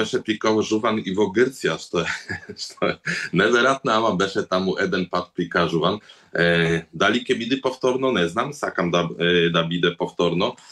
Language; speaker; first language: Macedonian; early bilingual, heritage; Macedonian